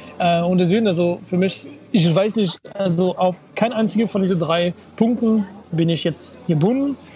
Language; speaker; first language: German; non-native, fluent; French